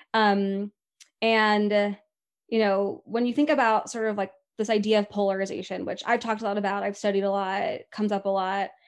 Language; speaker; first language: English; native; English